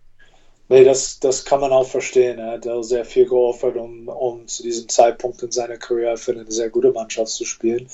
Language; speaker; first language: German; non-native, fluent; English